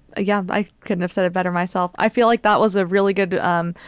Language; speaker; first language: English; native; English